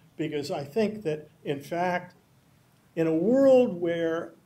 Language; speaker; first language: English; native; English